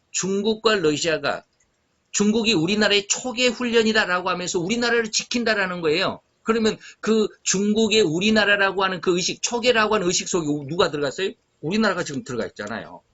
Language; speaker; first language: Korean; native; Korean